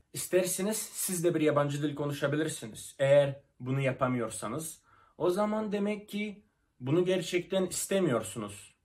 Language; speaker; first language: Turkish; non-native, fluent; Russian